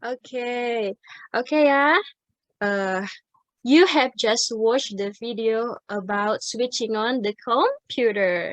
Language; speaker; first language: English; non-native, fluent; Indonesian